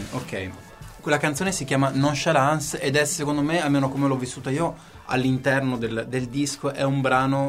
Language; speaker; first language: Italian; native; Italian